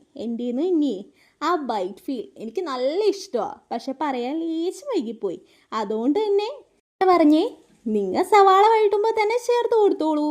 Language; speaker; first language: Malayalam; native; Malayalam